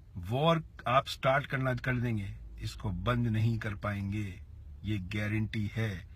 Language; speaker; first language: Hindi; native; Hindi